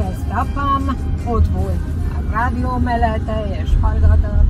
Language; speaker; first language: Hungarian; early bilingual, heritage; Hungarian